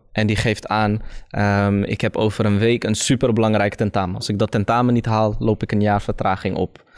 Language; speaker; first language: Dutch; early bilingual, other home language; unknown